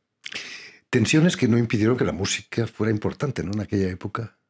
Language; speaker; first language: Spanish; native; Spanish